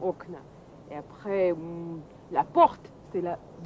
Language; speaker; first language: French; non-native, fluent; Russian